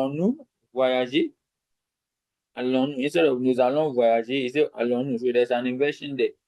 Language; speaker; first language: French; non-native, fluent; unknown